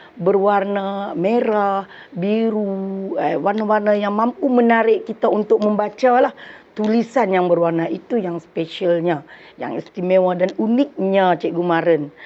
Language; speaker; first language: Malay; native; Malay